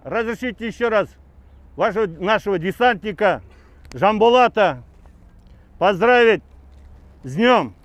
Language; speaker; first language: Russian; non-native, local second language; Kazakh